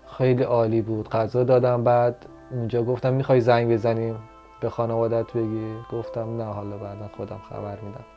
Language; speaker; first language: Persian; native; Persian